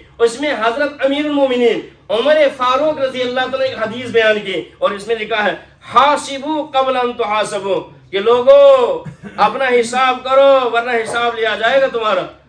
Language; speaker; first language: Urdu; non-native, local second language; Kashmiri